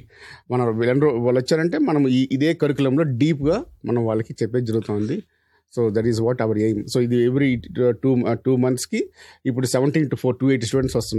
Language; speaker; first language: Telugu; native; Telugu